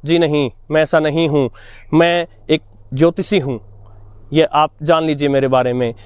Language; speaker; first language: Hindi; native; Hindi